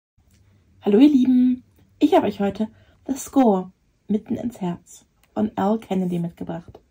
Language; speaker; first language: German; native; German